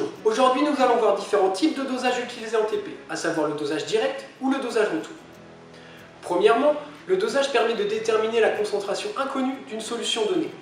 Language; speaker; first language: French; native; French